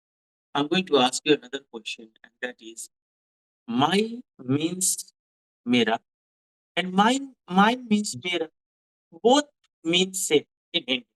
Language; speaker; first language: English; non-native, fluent; Hindi